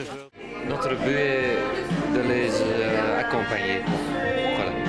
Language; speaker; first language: French; non-native, local second language; Dutch